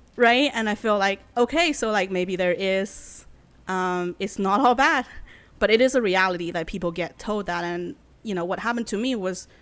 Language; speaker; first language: English; non-native, fluent; Chinese